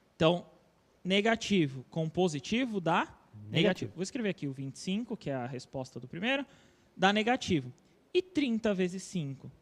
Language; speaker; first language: Portuguese; native; Portuguese